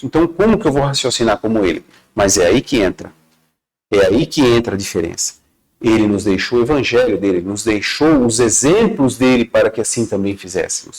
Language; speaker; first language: Portuguese; native; Portuguese